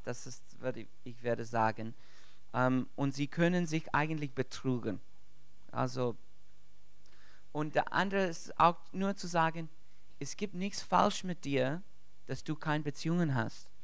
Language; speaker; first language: German; non-native, learner; English